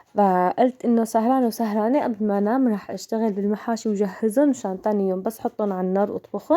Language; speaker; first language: Arabic; native; Arabic